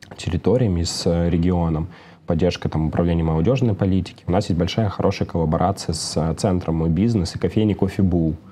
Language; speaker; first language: Russian; native; Russian